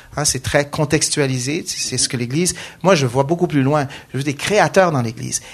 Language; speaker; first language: French; native; French